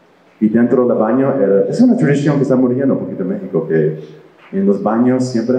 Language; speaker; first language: Spanish; non-native, fluent; English